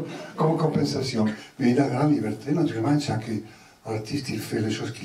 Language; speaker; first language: French; non-native, learner; Spanish